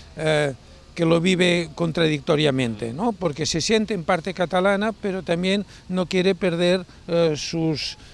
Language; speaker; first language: Spanish; native; Spanish